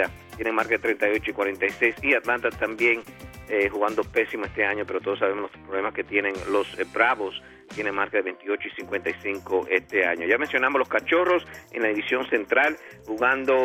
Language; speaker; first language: Spanish; native; Spanish